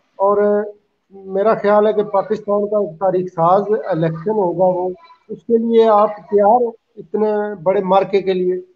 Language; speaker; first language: Urdu; non-native, local second language; Punjabi